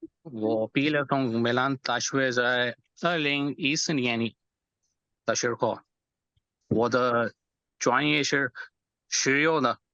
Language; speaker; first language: Chinese; non-native, learner; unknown